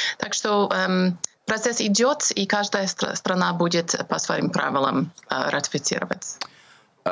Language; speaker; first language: Russian; non-native, fluent; English